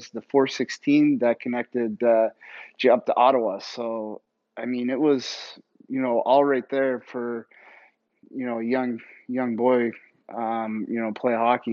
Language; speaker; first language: English; native; English